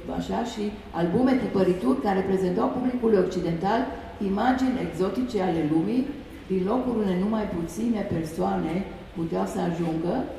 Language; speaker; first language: Romanian; early bilingual, heritage; Romanian